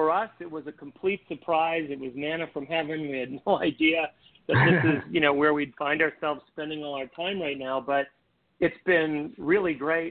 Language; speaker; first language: English; native; English